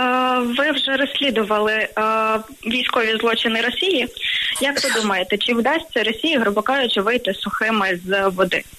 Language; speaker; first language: Ukrainian; native; Ukrainian